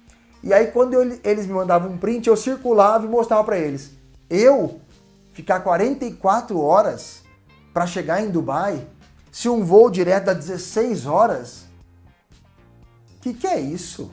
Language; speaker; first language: Portuguese; native; Portuguese